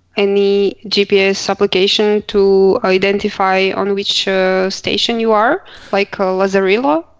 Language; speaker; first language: English; non-native, fluent; Croatian